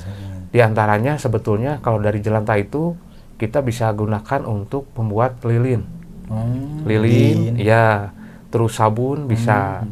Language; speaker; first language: Indonesian; non-native, local second language; Sundanese